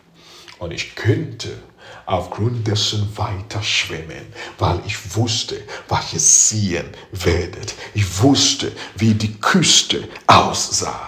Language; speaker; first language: German; non-native, fluent; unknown